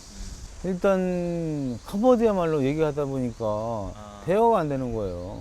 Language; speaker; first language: Korean; native; Korean